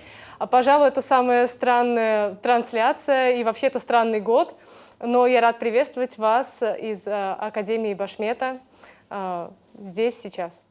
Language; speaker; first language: Russian; native; Russian